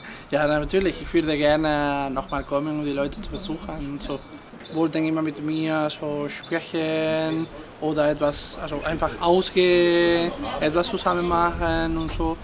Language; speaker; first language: German; non-native, fluent; Spanish